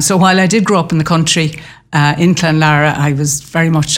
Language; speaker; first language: English; native; English